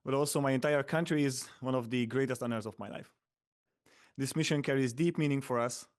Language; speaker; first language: English; non-native, fluent; Hungarian